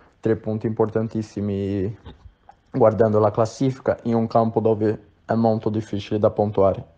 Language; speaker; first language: Italian; non-native, fluent; Portuguese